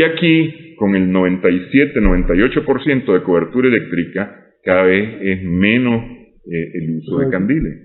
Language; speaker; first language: Spanish; native; Spanish